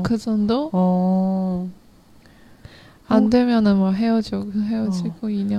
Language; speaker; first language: Korean; non-native, learner; Chinese